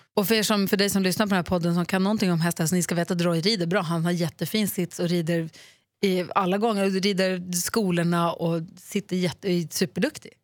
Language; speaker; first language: Swedish; native; Swedish